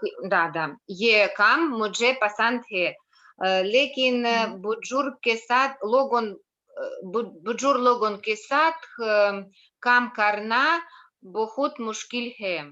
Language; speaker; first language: Hindi; non-native, learner; Russian